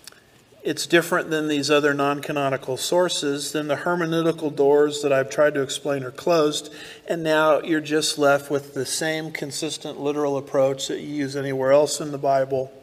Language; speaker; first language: English; native; English